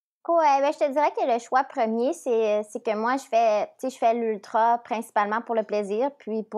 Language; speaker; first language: French; native; French